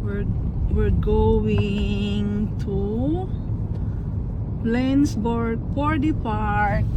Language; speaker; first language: English; non-native, local second language; Waray